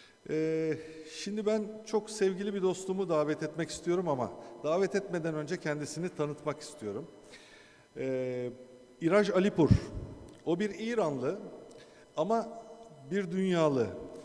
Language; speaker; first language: Turkish; native; Turkish